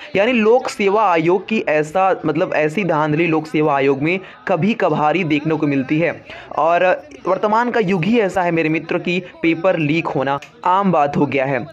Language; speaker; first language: Hindi; native; Hindi